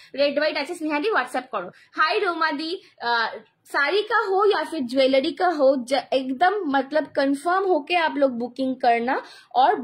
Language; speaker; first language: Hindi; non-native, local second language; Bangla